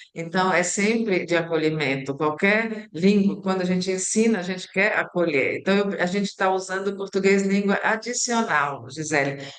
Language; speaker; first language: Portuguese; early bilingual, other home language; Italian